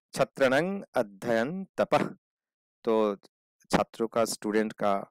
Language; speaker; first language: Hindi; non-native, local second language; Bangla